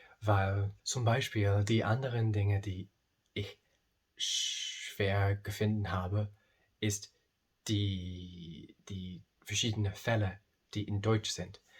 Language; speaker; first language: German; non-native, learner; English